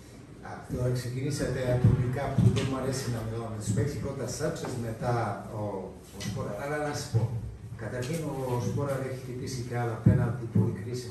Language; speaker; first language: Greek; non-native, fluent; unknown